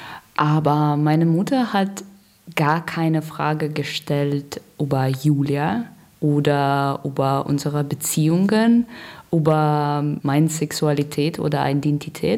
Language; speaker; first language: German; non-native, learner; Russian